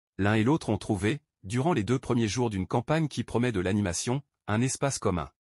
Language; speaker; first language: French; non-native, local second language; Arabic